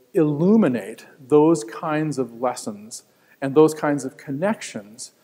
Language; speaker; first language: English; native; English